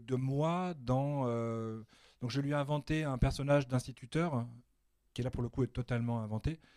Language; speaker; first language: French; native; French